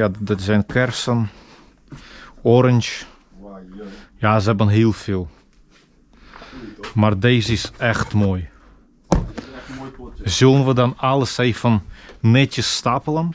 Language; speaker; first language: Dutch; non-native, fluent; Russian